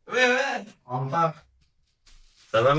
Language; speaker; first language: French; non-native, learner; English